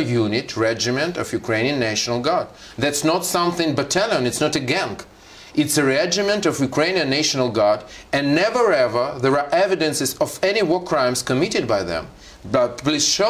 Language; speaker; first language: English; non-native, fluent; Russian